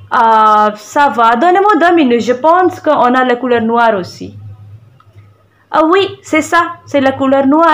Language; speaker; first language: French; non-native, fluent; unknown